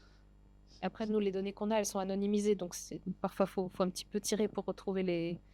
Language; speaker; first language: French; native; French